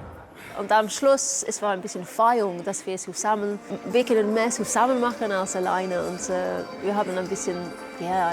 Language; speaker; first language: German; non-native, fluent; English